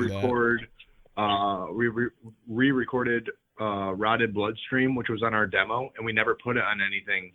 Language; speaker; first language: English; native; English